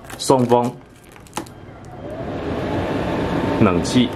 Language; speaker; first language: Chinese; native; Chinese